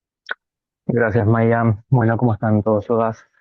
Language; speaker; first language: Spanish; native; Spanish